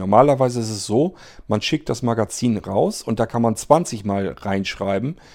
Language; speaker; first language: German; native; German